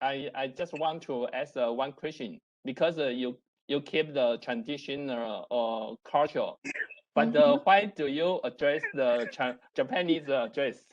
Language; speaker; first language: English; non-native, learner; Chinese